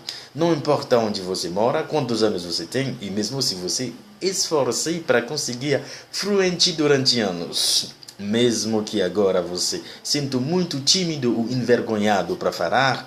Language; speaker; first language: Portuguese; non-native, learner; Haitian Creole